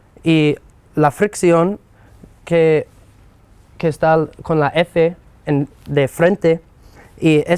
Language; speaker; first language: Spanish; non-native, fluent; English